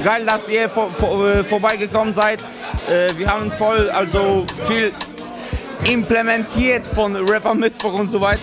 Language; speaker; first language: German; non-native, fluent; Polish